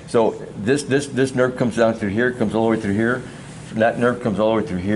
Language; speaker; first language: English; early bilingual, other home language; Spanish